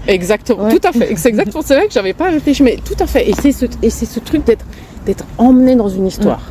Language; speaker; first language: French; non-native, local second language; Romanian